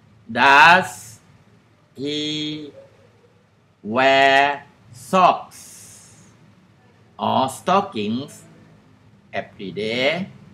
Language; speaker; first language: English; non-native, fluent; Thai